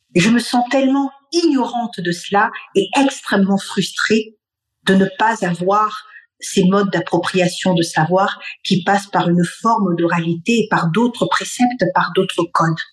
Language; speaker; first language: French; non-native, local second language; Bambara